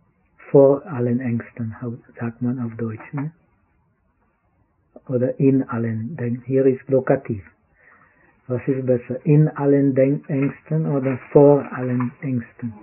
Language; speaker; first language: German; non-native, fluent; Czech